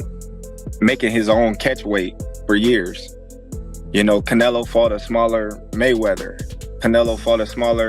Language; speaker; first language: English; native; English